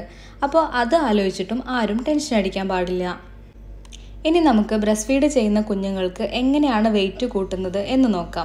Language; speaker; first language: Malayalam; native; Malayalam